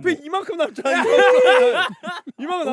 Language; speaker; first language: Korean; native; Korean